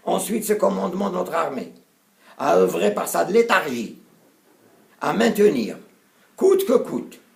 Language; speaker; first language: French; non-native, local second language; Arabic